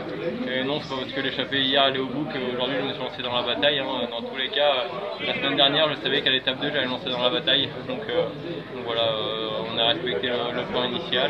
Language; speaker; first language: French; native; French